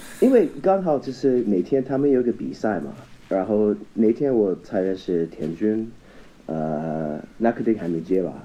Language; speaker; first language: Chinese; non-native, fluent; English